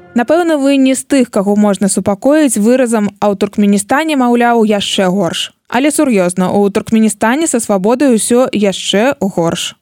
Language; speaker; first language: Belarusian; native; Belarusian